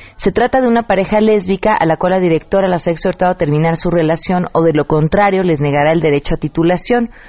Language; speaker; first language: Spanish; native; Spanish